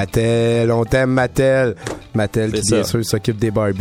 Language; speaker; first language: French; native; French